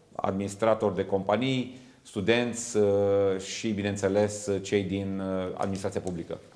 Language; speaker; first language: Romanian; native; Romanian